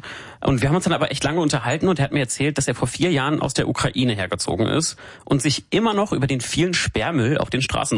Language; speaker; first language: German; native; German